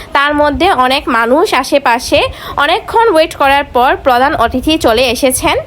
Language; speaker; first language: Bangla; non-native, local second language; Marma